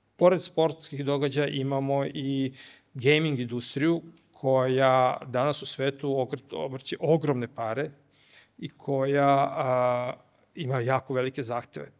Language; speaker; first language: Serbian; native; Serbian